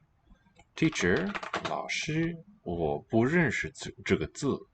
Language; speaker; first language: Chinese; non-native, learner; English